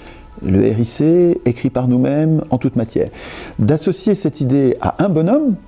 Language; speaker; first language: French; native; French